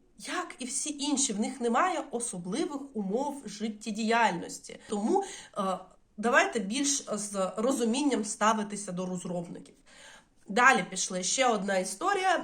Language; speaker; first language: Ukrainian; non-native, local second language; Russian